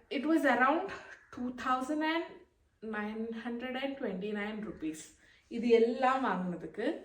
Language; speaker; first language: Tamil; non-native, local second language; Malayalam